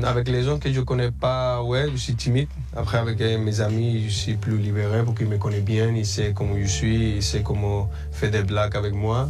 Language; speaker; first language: French; early bilingual, other home language; Spanish